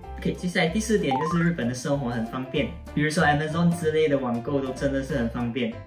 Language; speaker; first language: Chinese; native; Chinese